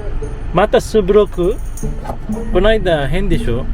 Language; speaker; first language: Japanese; non-native, learner; Filipino